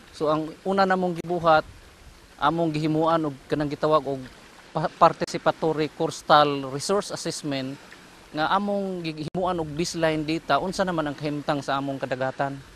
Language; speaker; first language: Cebuano; native; Cebuano